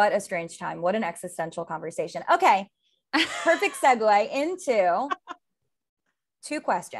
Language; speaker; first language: English; native; English